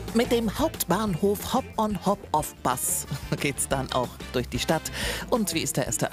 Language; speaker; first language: German; native; German